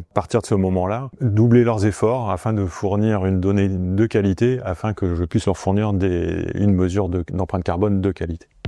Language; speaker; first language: French; native; French